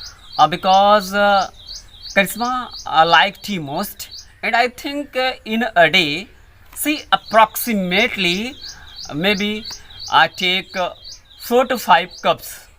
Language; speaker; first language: English; non-native, learner; Hindi